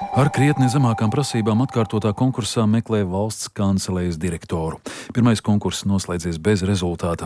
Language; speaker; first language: Latvian; native; Latvian